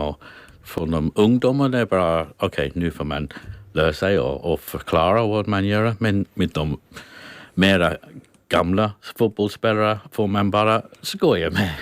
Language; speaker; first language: Swedish; non-native, learner; English